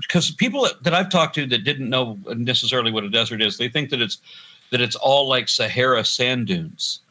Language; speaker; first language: English; native; English